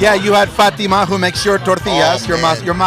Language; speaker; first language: English; native; English